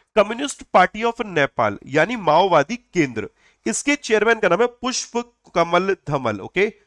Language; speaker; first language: Hindi; native; Hindi